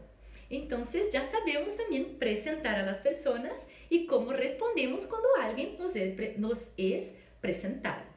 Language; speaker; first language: Spanish; non-native, fluent; Portuguese